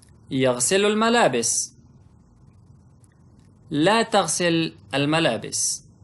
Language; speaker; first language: Arabic; non-native, fluent; Pashto